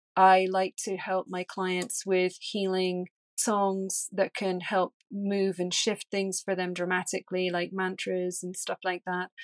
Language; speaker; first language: English; native; English